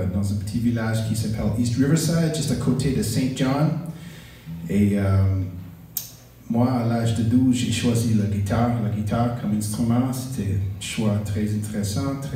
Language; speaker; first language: French; non-native, local second language; English